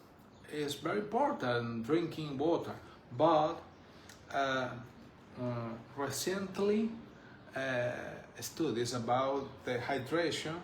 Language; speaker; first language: English; non-native, learner; Spanish